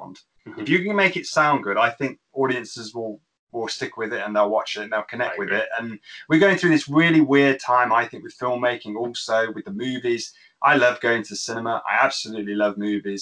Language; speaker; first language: English; native; English